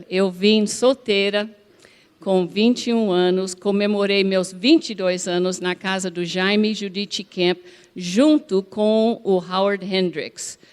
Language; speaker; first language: Portuguese; non-native, fluent; English